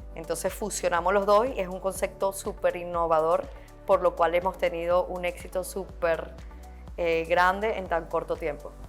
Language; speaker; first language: Spanish; native; Spanish